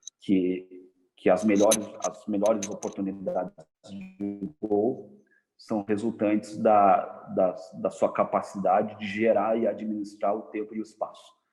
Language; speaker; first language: Portuguese; native; Portuguese